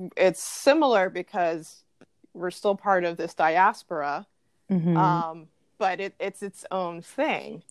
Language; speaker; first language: English; native; English